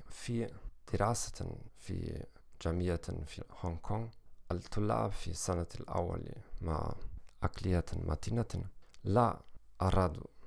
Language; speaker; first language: Arabic; non-native, learner; German